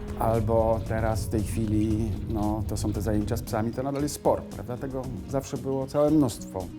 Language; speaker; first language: Polish; native; Polish